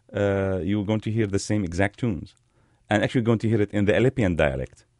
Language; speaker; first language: English; non-native, fluent; Arabic